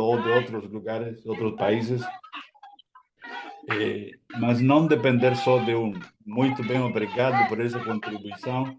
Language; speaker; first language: Portuguese; non-native, fluent; Spanish